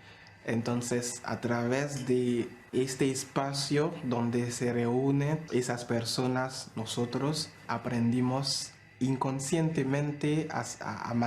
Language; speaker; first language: Spanish; non-native, fluent; Haitian Creole